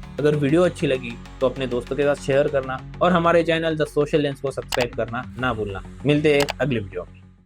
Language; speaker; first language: Hindi; non-native, local second language; Marathi